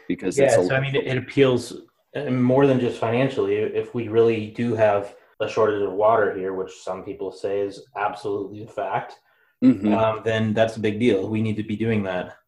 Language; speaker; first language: English; native; English